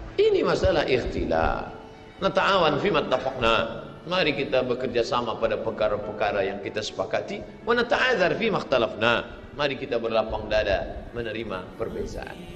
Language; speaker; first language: Malay; native; Malay